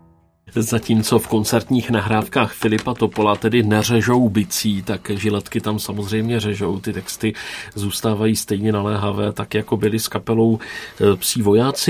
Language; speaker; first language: Czech; native; Czech